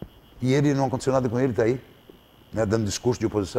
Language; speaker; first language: Portuguese; native; Portuguese